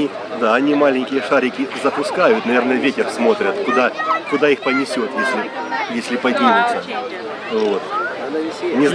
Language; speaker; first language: Russian; native; Russian